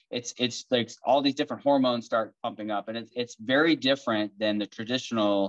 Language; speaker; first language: English; native; English